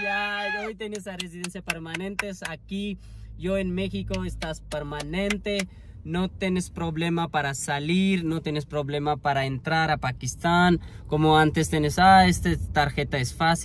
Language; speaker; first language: Spanish; non-native, learner; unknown